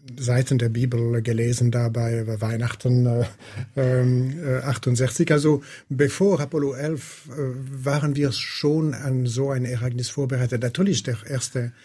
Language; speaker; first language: German; non-native, local second language; French